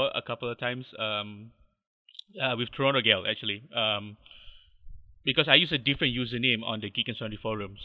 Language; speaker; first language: English; non-native, local second language; Malay